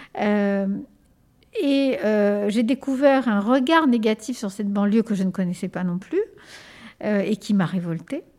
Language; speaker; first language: French; early bilingual, other home language; Spanish